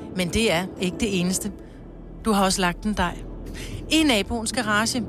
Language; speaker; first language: Danish; native; Danish